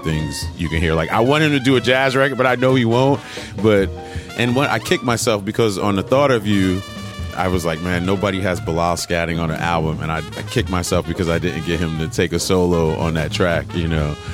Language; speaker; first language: English; native; English